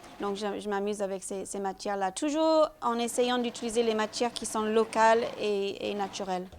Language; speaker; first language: French; non-native, fluent; English